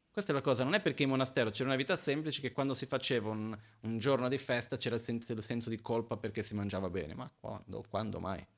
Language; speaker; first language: Italian; non-native, fluent; Portuguese